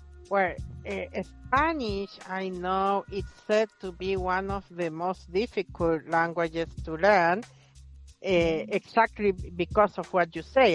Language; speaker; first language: English; non-native, fluent; Spanish